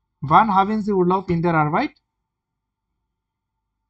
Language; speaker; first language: German; non-native, learner; Bangla